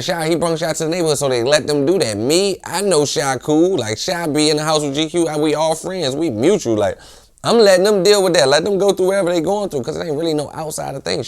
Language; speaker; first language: English; native; English